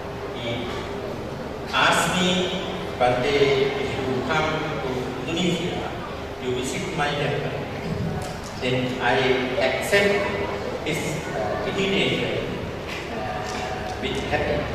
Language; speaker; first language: English; non-native, learner; Sinhala